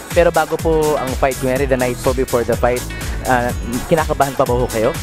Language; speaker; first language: Filipino; native; Filipino